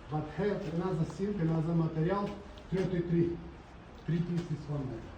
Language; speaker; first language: English; non-native, learner; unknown